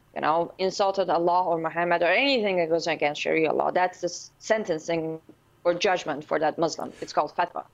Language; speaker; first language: English; non-native, fluent; Persian